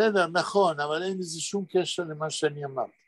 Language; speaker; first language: Hebrew; non-native, fluent; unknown